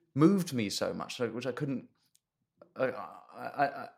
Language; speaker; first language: English; native; English